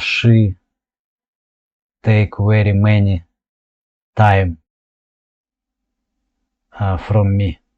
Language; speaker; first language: English; non-native, learner; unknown